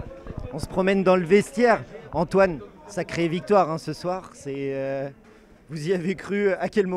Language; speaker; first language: French; native; French